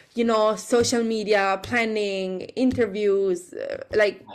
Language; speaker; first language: English; non-native, fluent; Italian